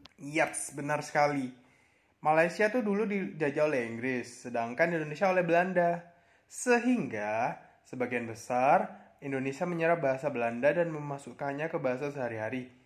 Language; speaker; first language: Indonesian; native; Indonesian